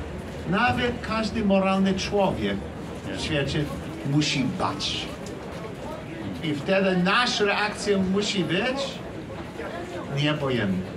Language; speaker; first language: Polish; non-native, learner; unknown